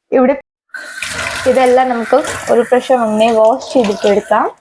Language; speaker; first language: Malayalam; native; Malayalam